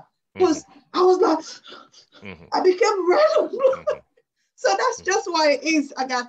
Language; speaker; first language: English; non-native, local second language; Krio